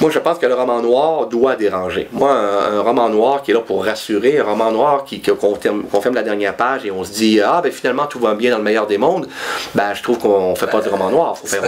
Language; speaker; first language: French; native; French